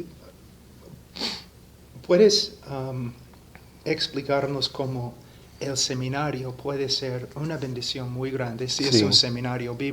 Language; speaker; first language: Spanish; non-native, fluent; English